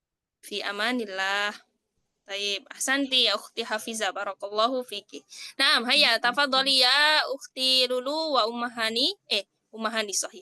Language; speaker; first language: Arabic; non-native, fluent; Indonesian